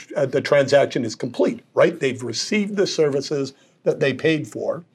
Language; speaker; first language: English; native; English